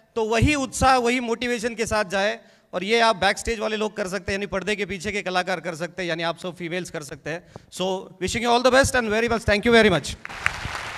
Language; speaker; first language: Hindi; non-native, local second language; Marathi